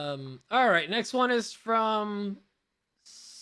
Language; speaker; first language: English; native; English